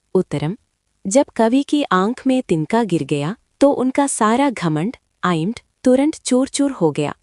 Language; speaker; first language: Hindi; non-native, local second language; Malayalam